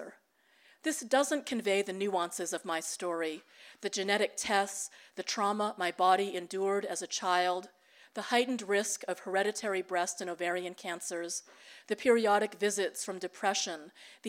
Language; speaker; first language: English; early bilingual, other home language; Filipino